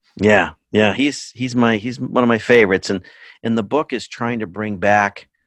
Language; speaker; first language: English; native; English